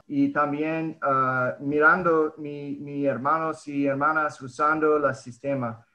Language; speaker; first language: Spanish; early bilingual, heritage; English